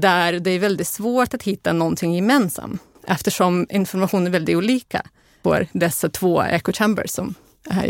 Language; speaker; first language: Swedish; non-native, fluent; Russian